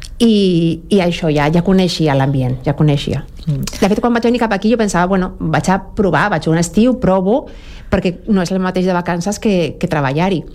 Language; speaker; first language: Catalan; non-native, local second language; Spanish